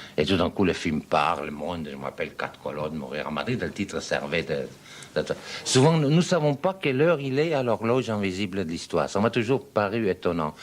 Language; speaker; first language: French; non-native, fluent; Serbian